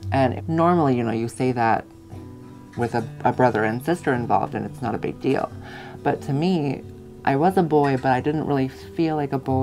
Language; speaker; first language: English; early bilingual, other home language; Japanese